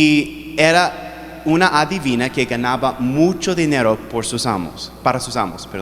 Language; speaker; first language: Spanish; non-native, fluent; English